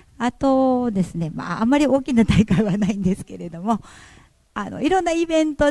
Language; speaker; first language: Japanese; native; Japanese